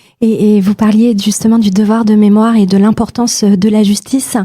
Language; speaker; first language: French; native; French